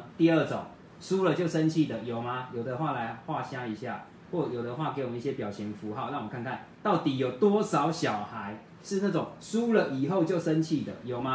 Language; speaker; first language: Chinese; native; Chinese